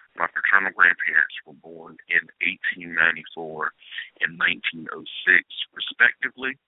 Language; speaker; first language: English; native; English